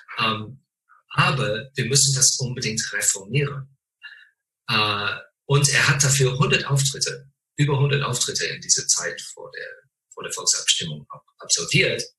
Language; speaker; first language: German; non-native, fluent; English